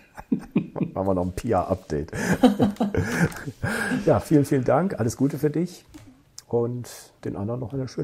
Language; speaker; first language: German; native; German